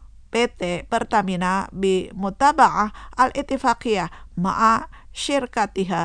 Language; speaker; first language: Arabic; non-native, fluent; Indonesian